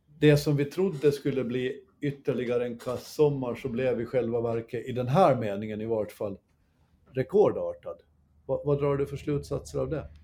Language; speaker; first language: Swedish; native; Swedish